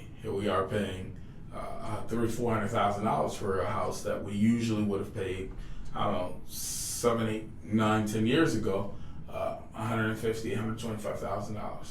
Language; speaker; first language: English; native; English